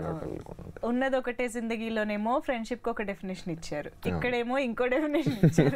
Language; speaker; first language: Telugu; native; Telugu